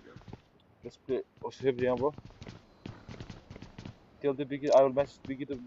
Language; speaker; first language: English; non-native, learner; Nepali